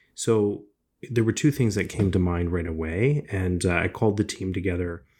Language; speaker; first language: English; native; English